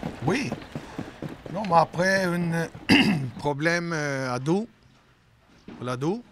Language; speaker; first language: French; non-native, learner; Swedish